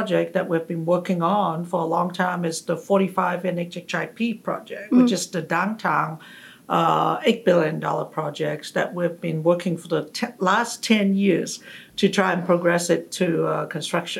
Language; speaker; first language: English; non-native, local second language; Cantonese